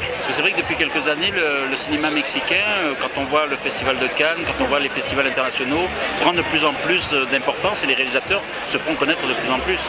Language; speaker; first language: French; native; French